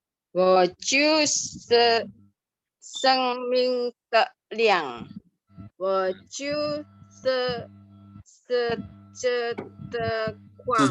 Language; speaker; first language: Chinese; non-native, learner; Indonesian